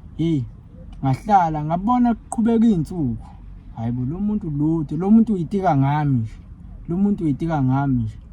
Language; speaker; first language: Zulu; native; Zulu